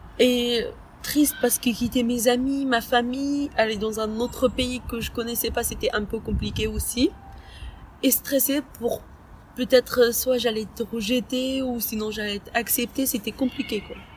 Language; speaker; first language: French; early bilingual, other home language; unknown